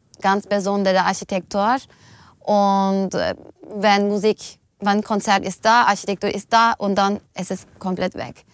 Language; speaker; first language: German; non-native, fluent; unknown